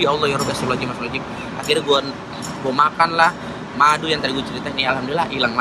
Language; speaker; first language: Indonesian; native; Indonesian